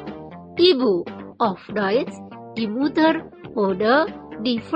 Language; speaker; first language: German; non-native, fluent; Indonesian